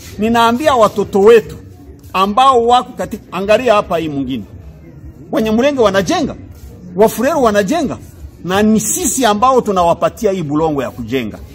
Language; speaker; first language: Swahili; non-native, local second language; Kinyarwanda